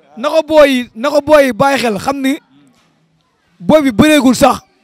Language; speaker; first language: Wolof; native; Wolof